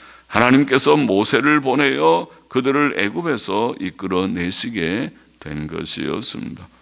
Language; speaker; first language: Korean; native; Korean